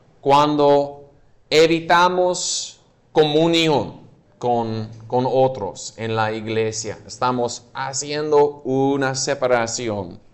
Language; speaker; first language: Spanish; non-native, fluent; English